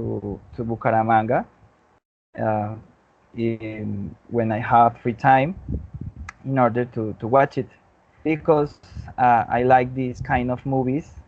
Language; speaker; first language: English; non-native, learner; Spanish